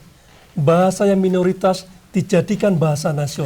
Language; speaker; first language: Indonesian; non-native, local second language; Javanese